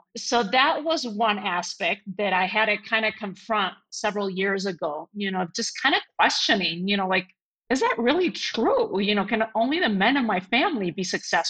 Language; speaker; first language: English; non-native, fluent; Spanish